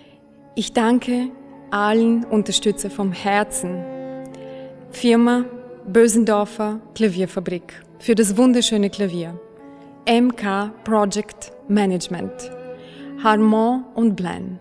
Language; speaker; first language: German; non-native, fluent; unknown